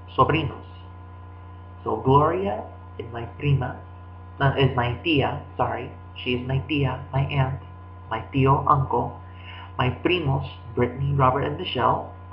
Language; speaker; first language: English; early bilingual, other home language; Spanish